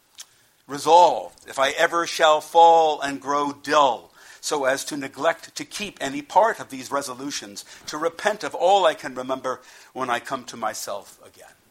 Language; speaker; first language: English; native; English